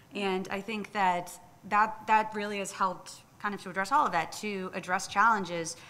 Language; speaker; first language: English; native; English